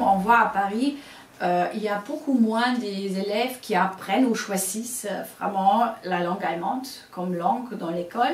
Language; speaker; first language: French; non-native, fluent; German